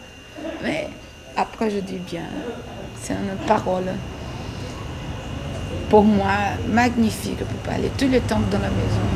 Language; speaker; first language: French; non-native, learner; Portuguese